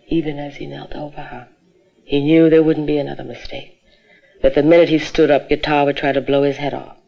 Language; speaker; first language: English; native; English